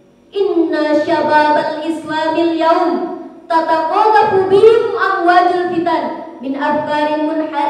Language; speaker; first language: Arabic; non-native, learner; Indonesian